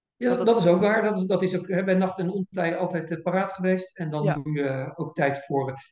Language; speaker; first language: Dutch; native; Dutch